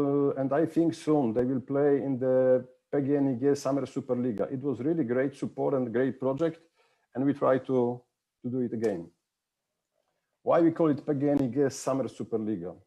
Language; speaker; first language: English; non-native, fluent; Polish